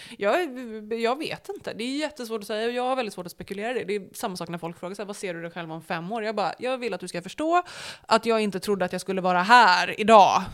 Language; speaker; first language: Swedish; native; Swedish